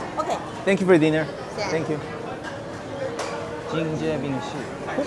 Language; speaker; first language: English; non-native, learner; Korean